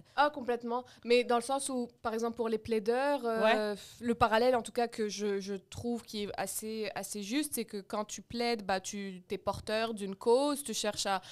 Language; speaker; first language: French; non-native, local second language; Arabic